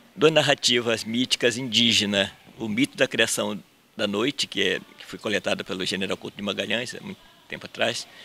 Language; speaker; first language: Portuguese; native; Portuguese